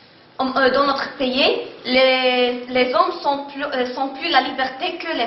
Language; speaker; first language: French; non-native, learner; Arabic